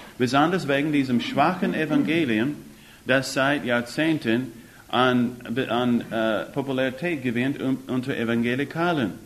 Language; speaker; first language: German; non-native, fluent; English